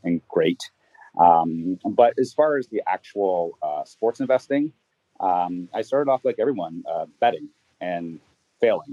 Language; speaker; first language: English; native; English